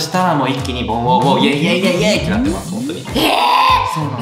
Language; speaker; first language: Japanese; early bilingual, other home language; Korean